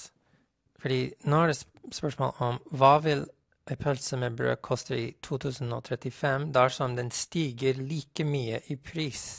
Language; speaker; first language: Norwegian; non-native, fluent; English